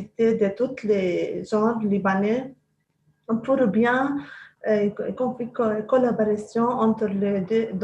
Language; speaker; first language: French; non-native, local second language; Arabic